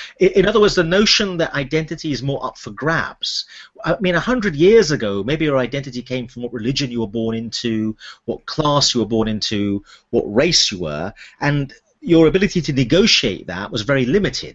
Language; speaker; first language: English; native; English